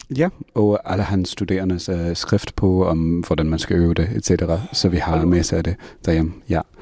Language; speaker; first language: Danish; non-native, fluent; English